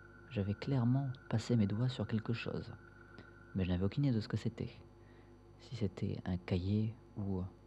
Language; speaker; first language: French; native; French